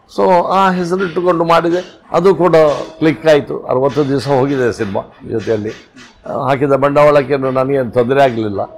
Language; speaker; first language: Kannada; non-native, local second language; Tulu